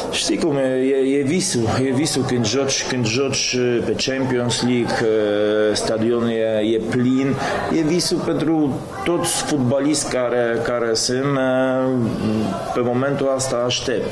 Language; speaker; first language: Romanian; non-native, fluent; Polish